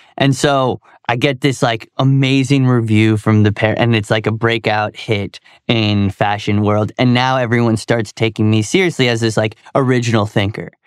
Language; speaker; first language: English; native; English